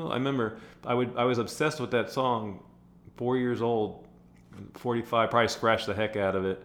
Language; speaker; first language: English; native; English